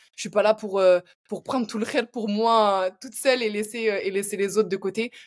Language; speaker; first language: French; native; French